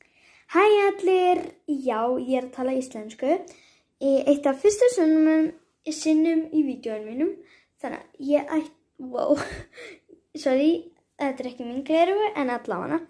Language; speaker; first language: Icelandic; early bilingual, heritage; Icelandic